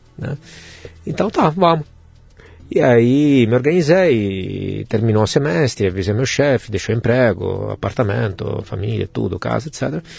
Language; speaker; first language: Portuguese; non-native, fluent; Italian